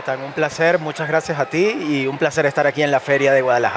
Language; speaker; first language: Spanish; native; Spanish